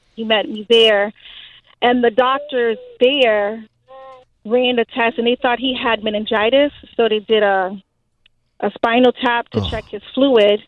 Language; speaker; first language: English; early bilingual, other home language; Haitian Creole